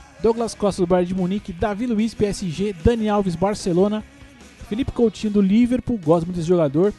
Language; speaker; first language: Portuguese; native; Portuguese